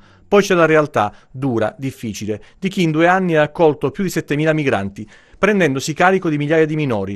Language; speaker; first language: Italian; native; Italian